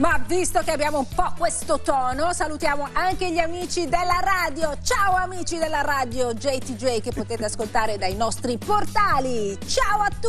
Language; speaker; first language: Italian; native; Italian